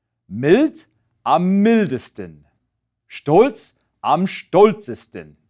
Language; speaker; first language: German; non-native, fluent; English